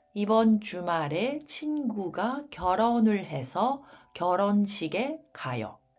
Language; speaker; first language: Korean; early bilingual, heritage; Japanese